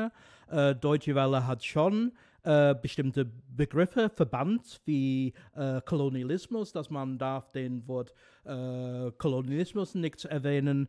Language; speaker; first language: German; non-native, fluent; English